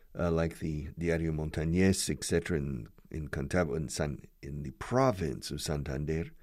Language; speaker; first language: English; native; English